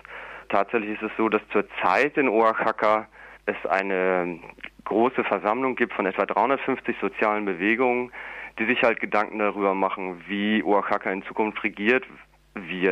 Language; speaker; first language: German; native; German